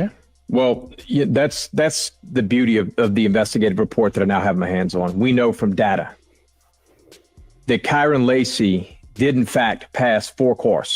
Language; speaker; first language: English; native; English